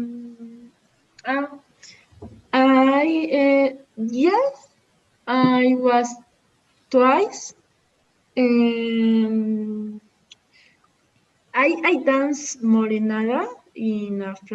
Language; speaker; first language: English; non-native, learner; Spanish